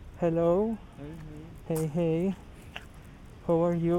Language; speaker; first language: English; non-native, learner; Spanish